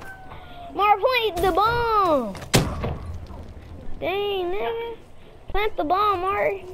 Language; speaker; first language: English; native; English